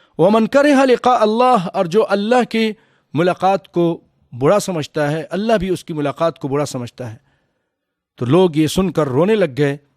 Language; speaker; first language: Urdu; native; Urdu